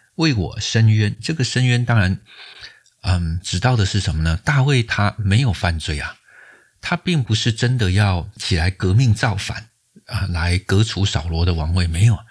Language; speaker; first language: Chinese; native; Chinese